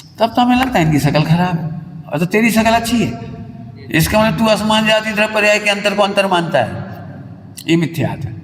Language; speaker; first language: Hindi; native; Hindi